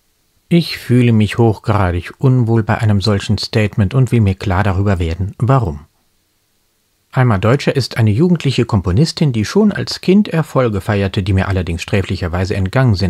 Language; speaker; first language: German; native; German